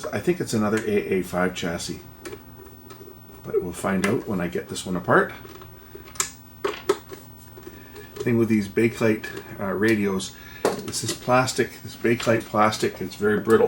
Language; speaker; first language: English; native; English